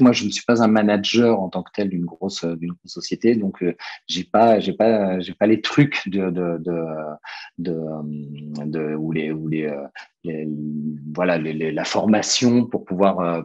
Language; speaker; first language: French; native; French